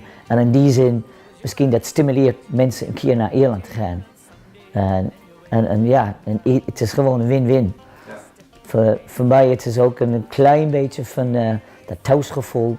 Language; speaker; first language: Dutch; non-native, fluent; English